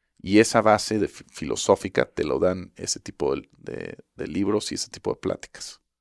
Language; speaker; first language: Spanish; early bilingual, heritage; Spanish